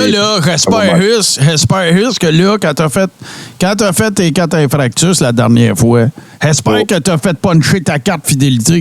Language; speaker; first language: French; native; French